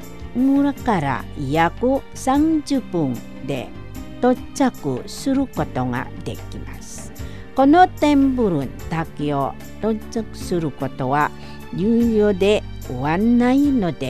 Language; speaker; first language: Japanese; non-native, fluent; Indonesian